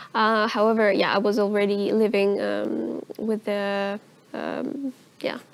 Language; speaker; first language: English; non-native, fluent; Russian